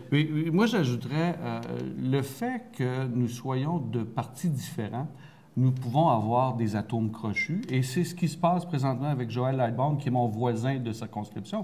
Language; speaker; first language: French; native; French